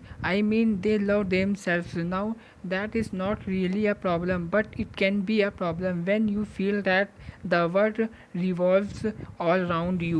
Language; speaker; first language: English; non-native, local second language; Hindi